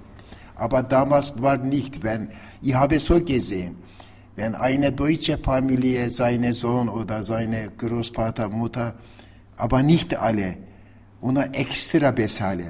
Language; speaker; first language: German; non-native, learner; Turkish